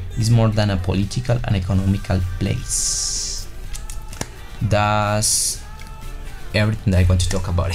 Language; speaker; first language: English; non-native, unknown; Spanish